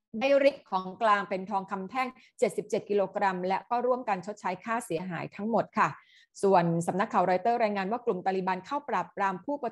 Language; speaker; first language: Thai; native; Thai